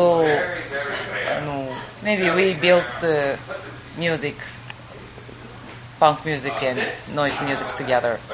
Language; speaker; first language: English; non-native, fluent; Japanese